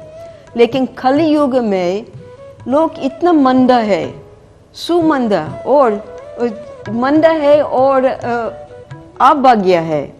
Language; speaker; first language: Hindi; non-native, fluent; English